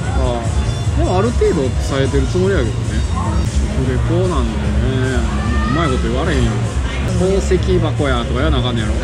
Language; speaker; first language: Japanese; native; Japanese